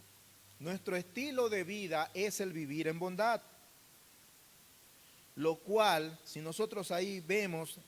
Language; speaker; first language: Spanish; native; Spanish